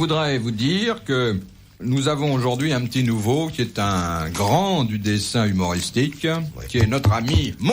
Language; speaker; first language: French; native; French